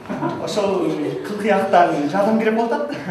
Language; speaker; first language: Kyrgyz; non-native, fluent; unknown